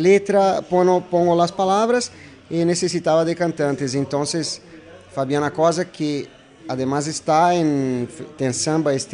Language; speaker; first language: Spanish; non-native, fluent; Portuguese